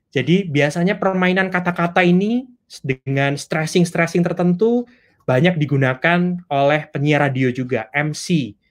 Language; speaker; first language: Indonesian; native; Indonesian